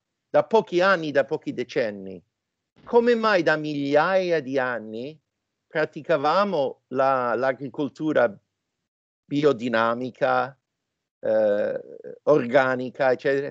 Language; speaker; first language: Italian; non-native, fluent; English